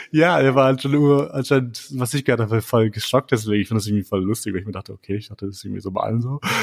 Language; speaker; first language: German; early bilingual, other home language; Albanian